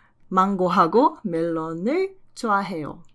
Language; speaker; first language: Korean; non-native, fluent; Portuguese